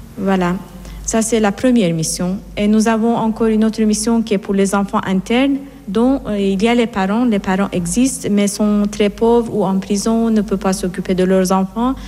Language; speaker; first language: French; non-native, fluent; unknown